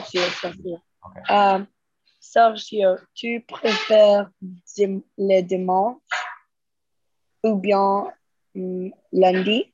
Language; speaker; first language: French; non-native, learner; Spanish